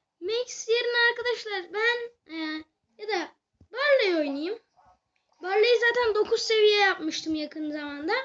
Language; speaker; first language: Turkish; native; Turkish